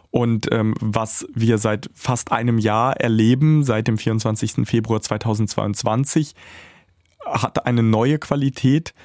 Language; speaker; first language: German; early bilingual, other home language; Russian